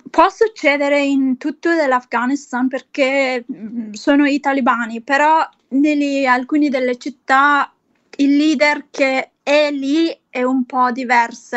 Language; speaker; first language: Italian; non-native, fluent; Persian